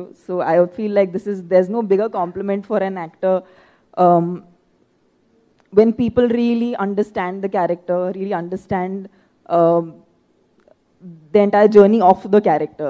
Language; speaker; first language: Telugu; non-native, fluent; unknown